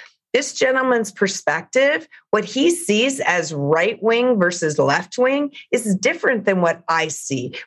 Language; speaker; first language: English; native; English